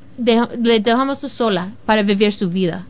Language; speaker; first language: Spanish; non-native, learner; English